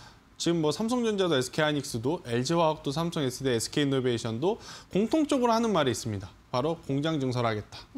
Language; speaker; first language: Korean; native; Korean